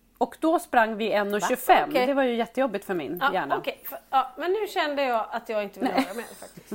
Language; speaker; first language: Swedish; native; Swedish